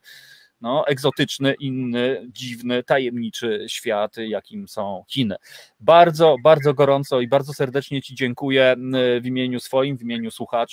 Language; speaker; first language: Polish; native; Polish